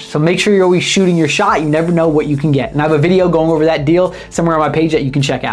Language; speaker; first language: English; native; English